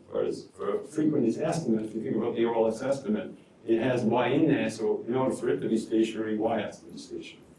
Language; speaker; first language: English; native; English